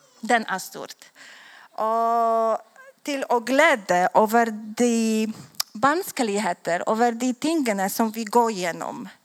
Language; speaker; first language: Swedish; non-native, learner; Polish